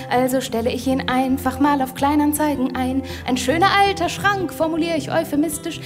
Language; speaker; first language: German; native; German